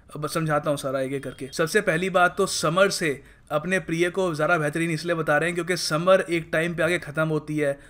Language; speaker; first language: Hindi; native; Hindi